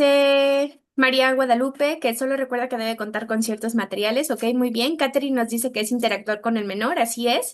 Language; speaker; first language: Spanish; native; Spanish